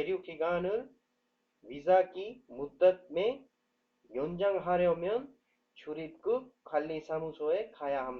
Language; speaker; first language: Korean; non-native, fluent; Urdu